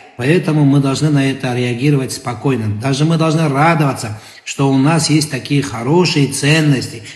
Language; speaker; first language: Russian; non-native, local second language; Kazakh